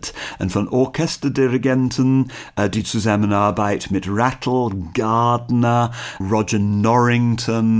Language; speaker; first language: German; non-native, learner; English